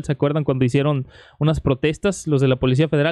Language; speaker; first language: Spanish; native; Spanish